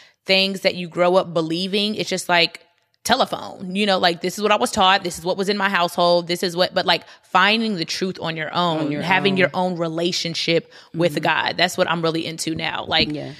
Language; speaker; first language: English; native; English